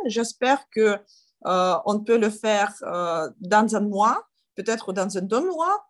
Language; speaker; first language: French; non-native, learner; Ukrainian